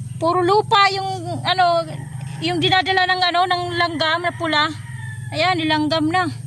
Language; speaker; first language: Filipino; non-native, local second language; Waray